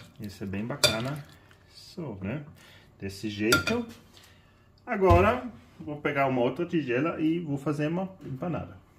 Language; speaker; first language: Portuguese; non-native, fluent; German